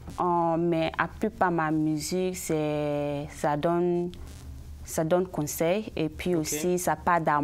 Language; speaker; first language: French; early bilingual, other home language; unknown